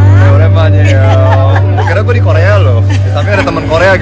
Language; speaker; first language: Indonesian; native; Indonesian